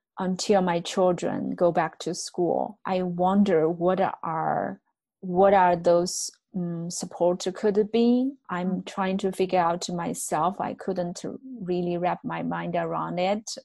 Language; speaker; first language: English; non-native, fluent; Chinese